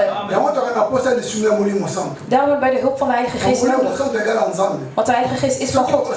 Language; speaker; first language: Dutch; non-native, fluent; Lingala